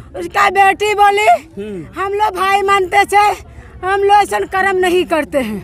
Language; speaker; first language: Hindi; native; Hindi